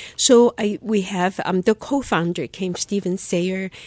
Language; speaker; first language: English; non-native, fluent; Chinese